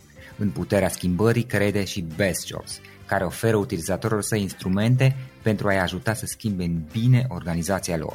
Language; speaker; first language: Romanian; native; Romanian